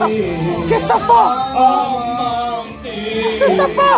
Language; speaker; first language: Italian; native; Italian